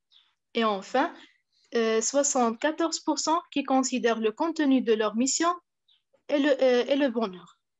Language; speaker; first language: French; non-native, fluent; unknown